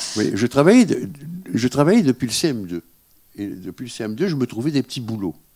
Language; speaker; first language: French; non-native, local second language; Arabic